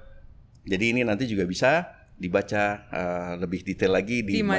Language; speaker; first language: Indonesian; native; Indonesian